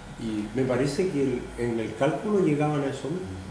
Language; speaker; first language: Spanish; native; Spanish